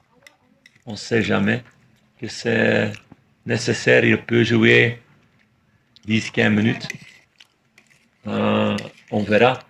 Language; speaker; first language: French; non-native, fluent; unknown